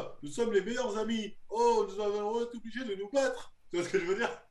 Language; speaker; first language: French; native; French